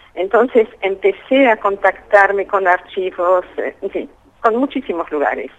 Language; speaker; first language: Spanish; early bilingual, other home language; French